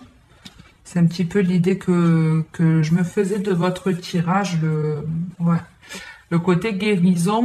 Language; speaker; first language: French; native; French